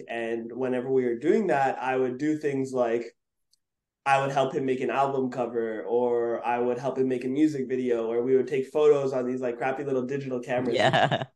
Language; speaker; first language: English; native; English